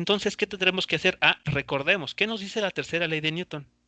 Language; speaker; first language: Spanish; native; Spanish